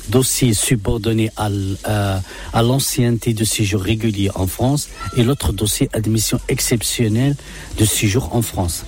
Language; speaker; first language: French; non-native, local second language; Arabic